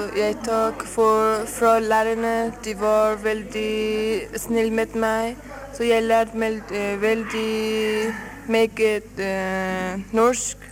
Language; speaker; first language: Norwegian; non-native, learner; Persian